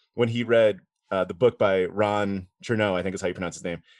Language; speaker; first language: English; native; English